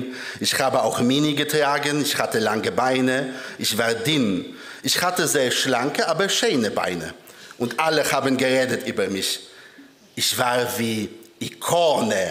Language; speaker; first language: German; early bilingual, other home language; Polish